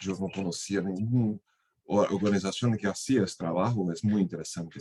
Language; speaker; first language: Spanish; non-native, fluent; Portuguese